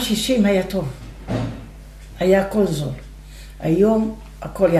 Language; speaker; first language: Hebrew; non-native, fluent; Arabic